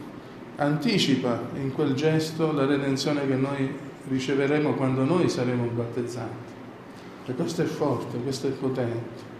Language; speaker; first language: Italian; native; Italian